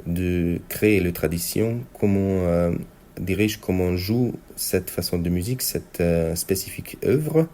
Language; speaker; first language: French; non-native, fluent; Hungarian